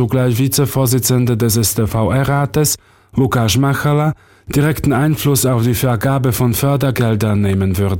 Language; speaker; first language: German; non-native, fluent; Slovak